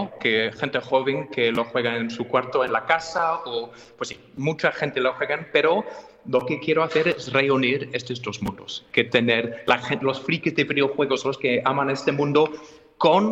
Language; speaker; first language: Spanish; non-native, fluent; English